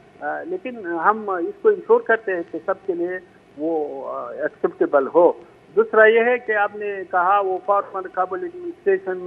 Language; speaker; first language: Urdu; non-native, fluent; Pashto